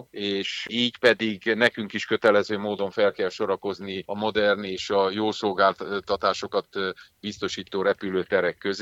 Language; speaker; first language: Hungarian; native; Hungarian